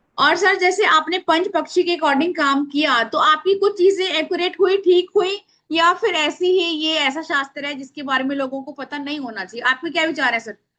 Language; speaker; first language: Hindi; native; Hindi